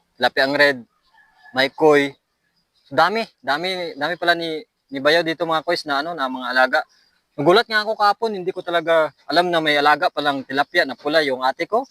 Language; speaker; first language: Filipino; non-native, local second language; Aklanon